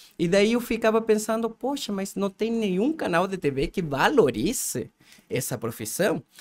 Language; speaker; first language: Portuguese; non-native, fluent; Spanish